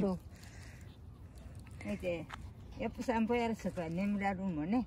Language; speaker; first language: Japanese; native; Japanese